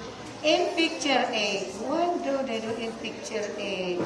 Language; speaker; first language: English; non-native, learner; Indonesian